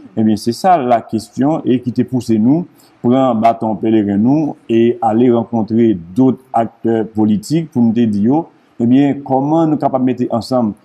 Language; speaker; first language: French; non-native, local second language; Haitian Creole